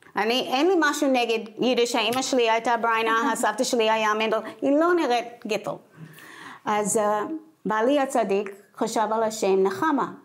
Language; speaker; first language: Hebrew; non-native, fluent; English